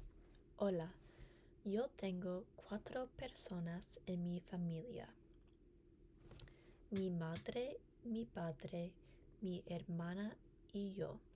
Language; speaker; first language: Spanish; non-native, learner; English